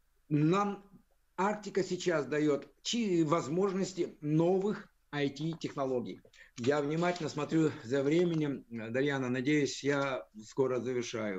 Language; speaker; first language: Russian; native; Russian